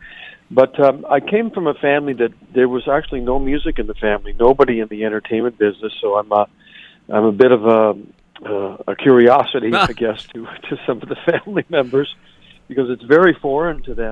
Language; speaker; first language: English; native; English